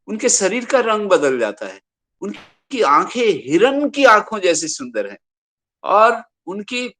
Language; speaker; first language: Hindi; non-native, local second language; Bangla